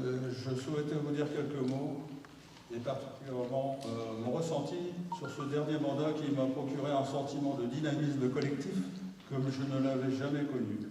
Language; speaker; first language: French; native; French